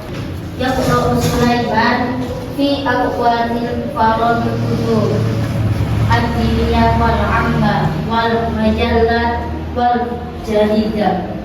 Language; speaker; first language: Arabic; non-native, learner; Indonesian